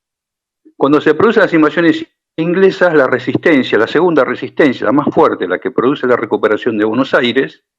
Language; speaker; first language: Spanish; native; Spanish